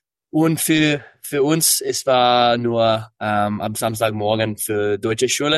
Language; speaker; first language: German; early bilingual, heritage; English